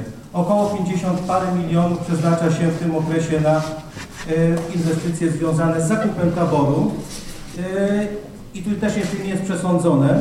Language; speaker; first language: Polish; native; Polish